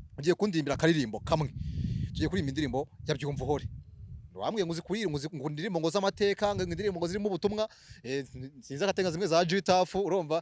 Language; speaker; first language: Kinyarwanda; native; Kinyarwanda